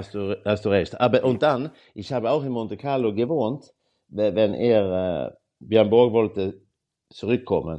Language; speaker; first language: German; non-native, learner; Swedish